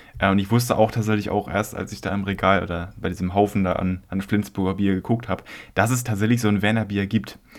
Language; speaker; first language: German; native; German